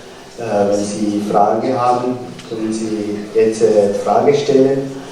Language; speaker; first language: German; non-native, fluent; Tibetan